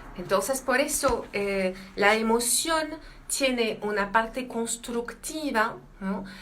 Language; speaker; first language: Spanish; non-native, fluent; French